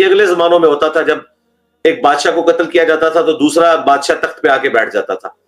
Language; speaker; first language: Urdu; non-native, local second language; Punjabi